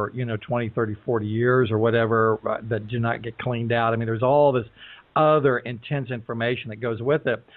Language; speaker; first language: English; native; English